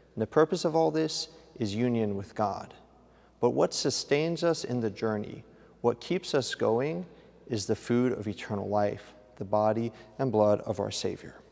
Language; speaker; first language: English; native; English